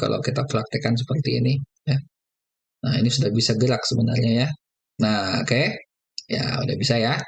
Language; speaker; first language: Indonesian; native; Indonesian